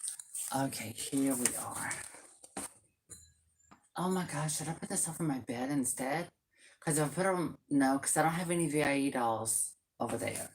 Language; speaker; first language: English; native; English